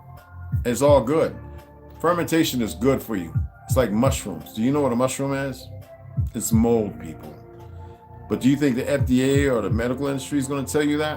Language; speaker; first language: English; native; English